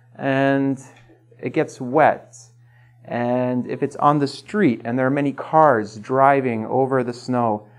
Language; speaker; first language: English; native; English